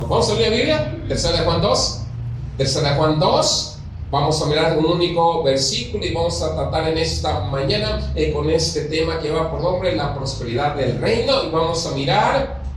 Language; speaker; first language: Spanish; native; Spanish